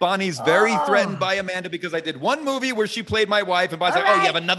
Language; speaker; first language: English; native; English